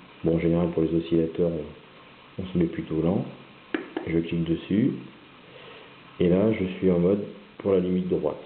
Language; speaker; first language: French; native; French